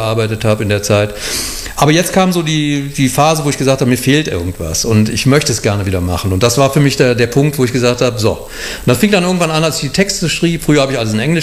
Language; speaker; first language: German; native; German